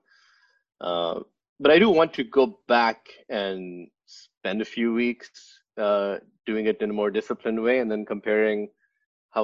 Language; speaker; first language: English; non-native, local second language; Urdu